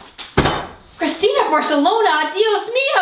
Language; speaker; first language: Spanish; non-native, learner; English